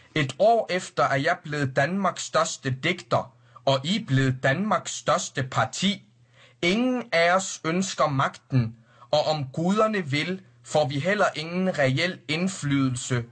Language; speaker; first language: Danish; early bilingual, other home language; Arabic